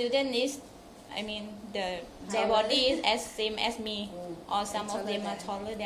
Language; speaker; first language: English; non-native, local second language; Thai